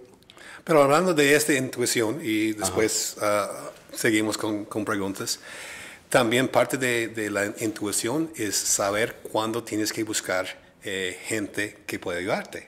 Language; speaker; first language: Spanish; non-native, fluent; English